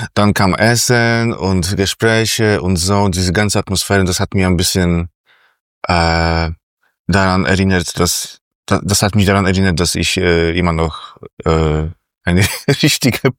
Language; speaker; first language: German; non-native, fluent; Polish